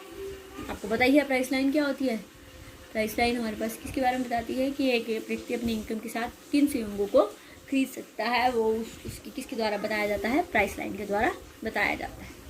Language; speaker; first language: Hindi; native; Hindi